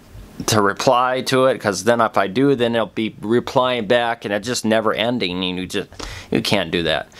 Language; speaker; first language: English; native; English